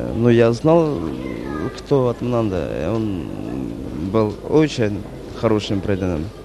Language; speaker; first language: Russian; non-native, local second language; Armenian